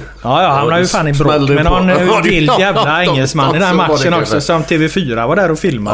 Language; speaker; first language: Swedish; native; Swedish